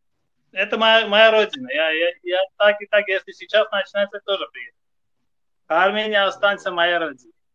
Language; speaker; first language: Russian; non-native, fluent; Armenian